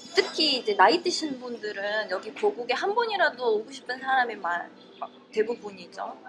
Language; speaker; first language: Korean; non-native, fluent; Russian